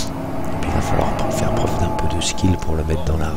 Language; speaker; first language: French; native; French